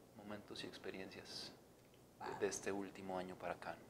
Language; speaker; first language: Spanish; native; Spanish